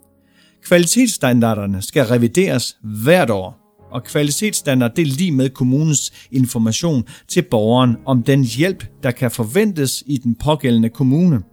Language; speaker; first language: Danish; native; Danish